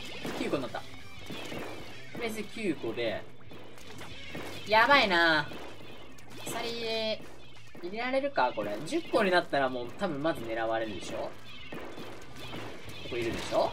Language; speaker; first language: Japanese; native; Japanese